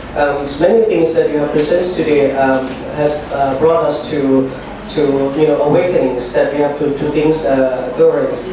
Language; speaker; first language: English; non-native, learner; Thai